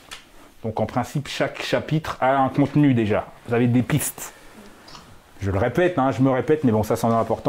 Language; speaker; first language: French; native; French